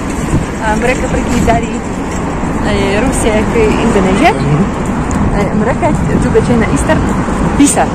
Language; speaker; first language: Indonesian; non-native, learner; Russian